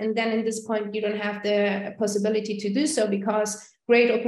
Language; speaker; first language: English; non-native, fluent; German